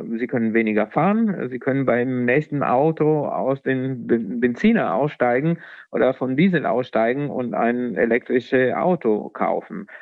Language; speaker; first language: German; non-native, fluent; Italian